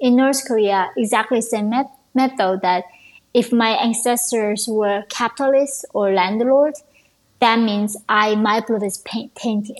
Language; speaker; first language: English; non-native, fluent; Korean